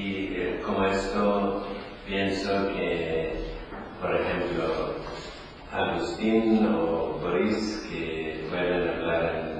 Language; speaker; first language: Spanish; non-native, learner; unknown